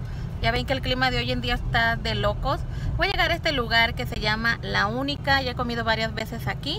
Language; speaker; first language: Spanish; native; Spanish